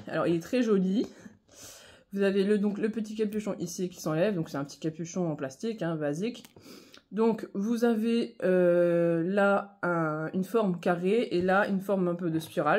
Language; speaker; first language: French; native; French